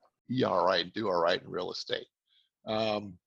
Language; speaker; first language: English; native; English